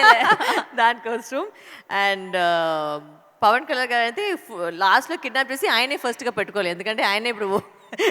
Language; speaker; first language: Telugu; non-native, local second language; Tamil